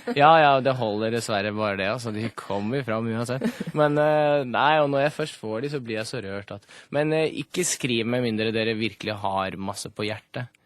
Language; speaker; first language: Norwegian; early bilingual, other home language; Russian